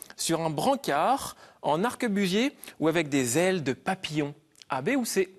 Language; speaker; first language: French; native; French